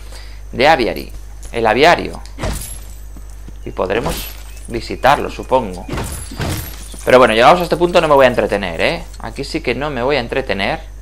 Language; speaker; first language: Spanish; native; Spanish